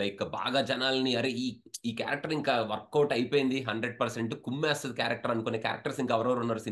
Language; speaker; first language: Telugu; native; Telugu